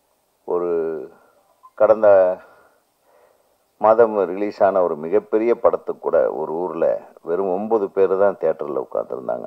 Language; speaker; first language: Tamil; native; Tamil